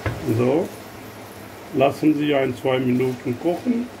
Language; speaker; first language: German; non-native, learner; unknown